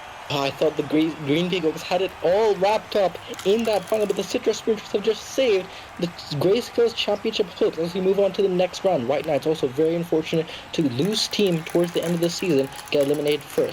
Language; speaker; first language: English; native; English